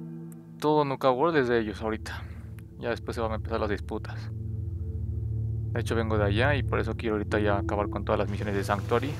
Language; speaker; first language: Spanish; native; Spanish